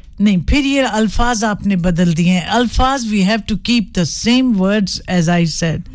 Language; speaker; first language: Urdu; early bilingual, heritage; Urdu